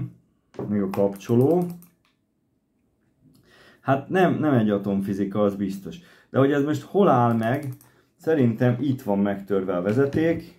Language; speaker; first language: Hungarian; native; Hungarian